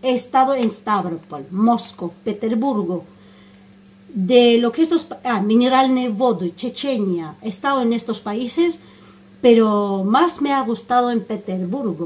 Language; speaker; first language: Spanish; non-native, fluent; Armenian